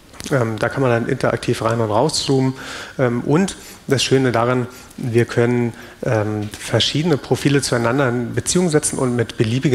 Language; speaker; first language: German; native; German